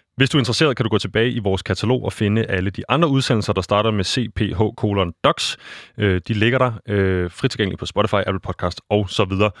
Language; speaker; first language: Danish; native; Danish